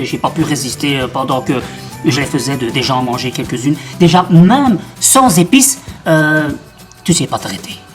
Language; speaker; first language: French; native; French